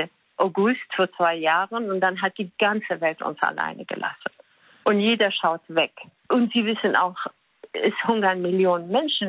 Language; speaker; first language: German; non-native, fluent; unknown